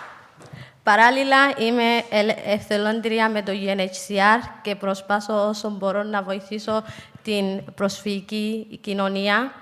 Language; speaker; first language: Greek; non-native, fluent; Somali